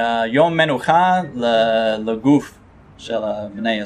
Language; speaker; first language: Hebrew; non-native, fluent; English